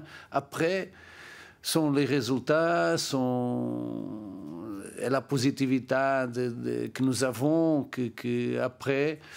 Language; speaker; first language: French; non-native, learner; Portuguese